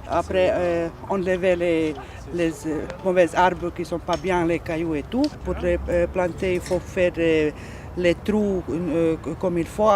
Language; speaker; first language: French; non-native, learner; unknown